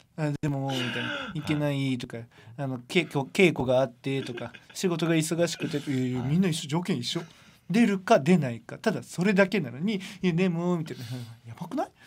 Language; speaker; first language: Japanese; native; Japanese